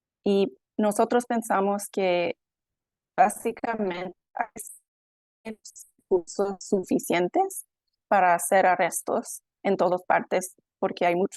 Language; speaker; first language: Spanish; non-native, fluent; English